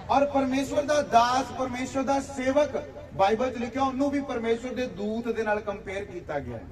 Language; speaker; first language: Hindi; non-native, local second language; Punjabi